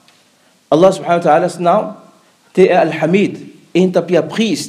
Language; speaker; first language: Danish; early bilingual, other home language; Arabic